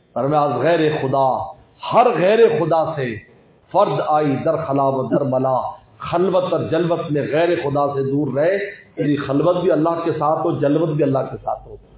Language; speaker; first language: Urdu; non-native, local second language; Punjabi